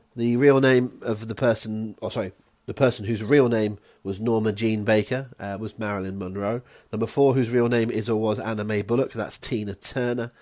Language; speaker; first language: English; native; English